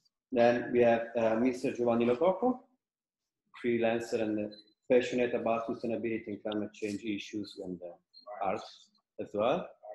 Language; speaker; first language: English; non-native, fluent; Italian